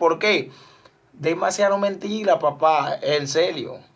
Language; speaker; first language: Spanish; non-native, learner; Haitian Creole